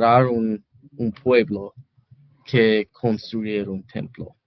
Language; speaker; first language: Spanish; non-native, fluent; English